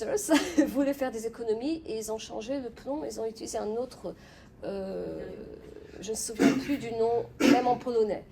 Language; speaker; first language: French; non-native, fluent; Polish